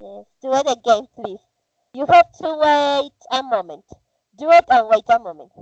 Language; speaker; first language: English; non-native, learner; Spanish